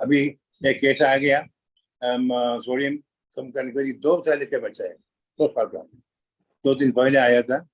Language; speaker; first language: Hindi; non-native, local second language; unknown